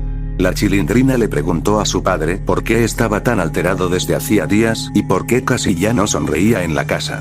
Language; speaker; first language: Spanish; native; Spanish